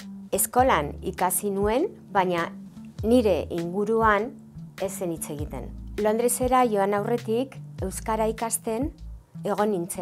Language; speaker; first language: Basque; non-native, local second language; Spanish